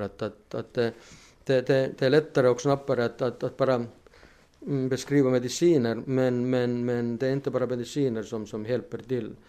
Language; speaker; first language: Swedish; non-native, fluent; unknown